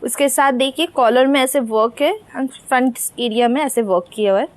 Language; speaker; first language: Hindi; non-native, local second language; Bangla